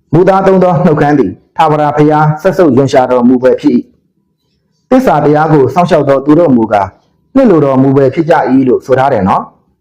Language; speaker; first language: Burmese; native; Burmese